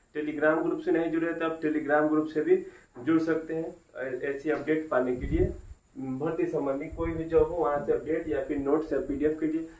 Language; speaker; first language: Hindi; native; Hindi